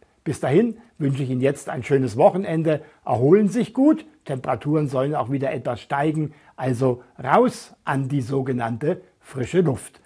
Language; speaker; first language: German; native; German